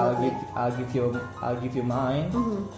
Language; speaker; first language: English; non-native, learner; Indonesian